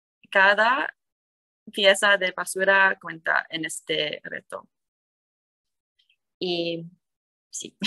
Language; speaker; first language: Spanish; non-native, learner; English